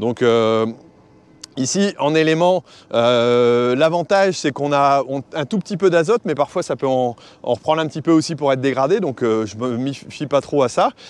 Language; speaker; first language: French; native; French